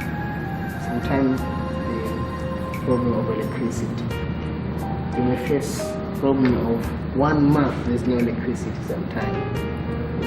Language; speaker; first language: English; non-native, local second language; Swahili